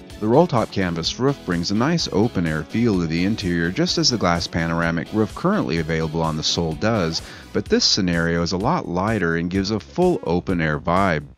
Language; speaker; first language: English; native; English